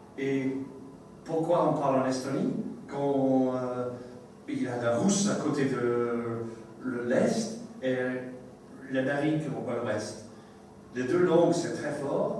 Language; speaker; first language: French; non-native, learner; English